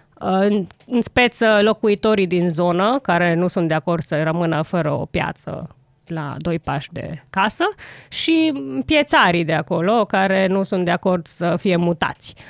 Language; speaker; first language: Romanian; native; Romanian